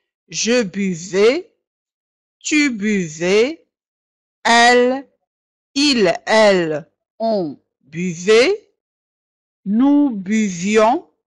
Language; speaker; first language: French; non-native, fluent; Arabic